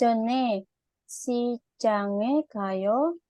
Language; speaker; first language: Korean; non-native, learner; Indonesian